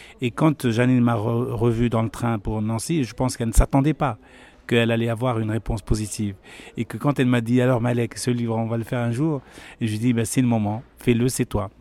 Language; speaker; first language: French; non-native, local second language; Arabic